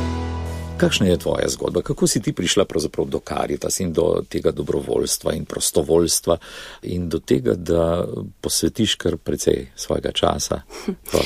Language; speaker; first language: Slovenian; native; Slovenian